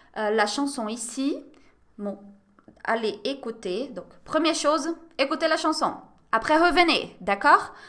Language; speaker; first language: French; non-native, fluent; Portuguese